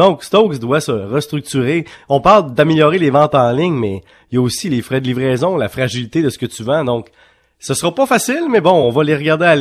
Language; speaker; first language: French; native; French